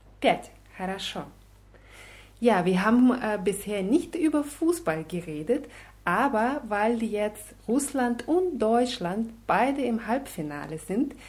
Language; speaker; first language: German; non-native, fluent; Russian